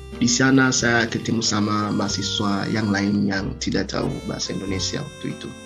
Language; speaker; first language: Indonesian; non-native, learner; Swahili